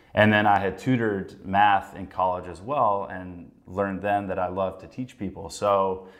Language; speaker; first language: English; native; English